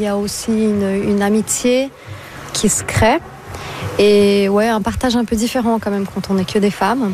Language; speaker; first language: French; non-native, fluent; Portuguese